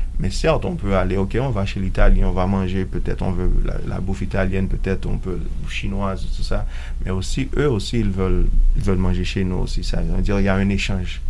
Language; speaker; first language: French; non-native, local second language; Haitian Creole